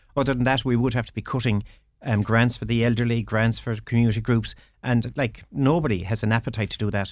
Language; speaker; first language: English; native; English